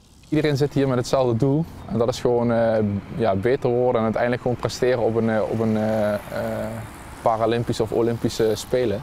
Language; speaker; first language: Dutch; native; Dutch